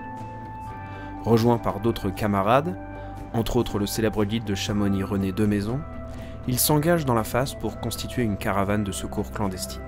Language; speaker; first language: French; native; French